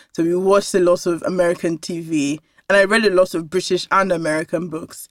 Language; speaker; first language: English; non-native, local second language; Yoruba